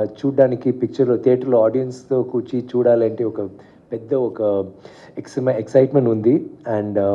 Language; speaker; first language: Telugu; non-native, learner; Tamil